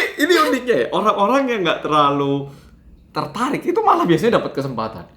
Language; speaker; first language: Indonesian; native; Indonesian